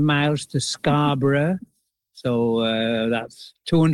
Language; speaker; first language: English; native; English